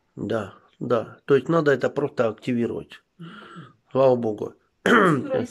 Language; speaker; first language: Russian; native; Russian